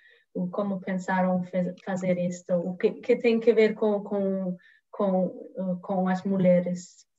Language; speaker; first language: Portuguese; non-native, fluent; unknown